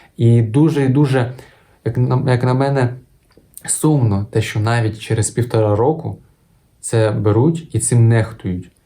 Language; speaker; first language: Ukrainian; non-native, local second language; Russian